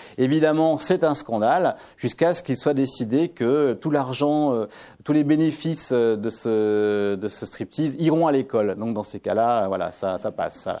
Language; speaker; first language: French; native; French